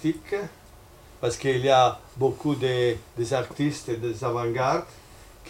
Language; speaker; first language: French; non-native, fluent; Italian